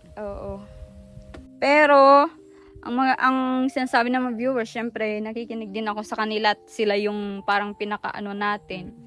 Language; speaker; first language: Filipino; native; Filipino